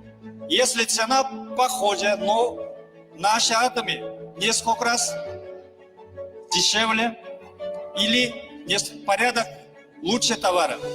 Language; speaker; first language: Russian; non-native, learner; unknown